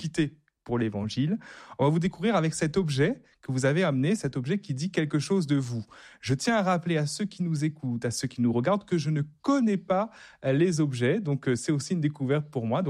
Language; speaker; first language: French; native; French